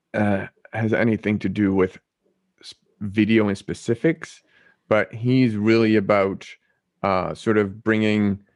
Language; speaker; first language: English; non-native, fluent; Dutch